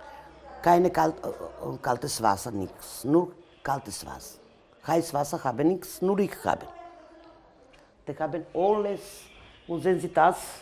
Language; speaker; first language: German; non-native, learner; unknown